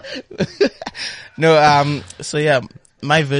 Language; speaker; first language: English; non-native, local second language; Shona